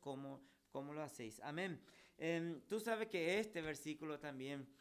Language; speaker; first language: Spanish; native; Spanish